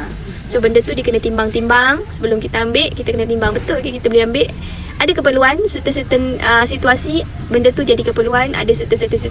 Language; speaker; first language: Malay; native; Malay